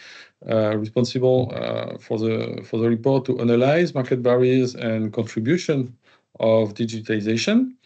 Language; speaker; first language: English; non-native, fluent; French